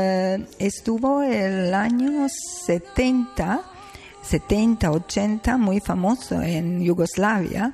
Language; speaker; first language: Spanish; non-native, learner; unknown